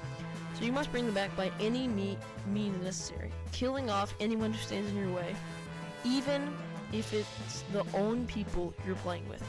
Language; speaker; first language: English; native; English